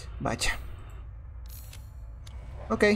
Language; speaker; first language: Spanish; native; Spanish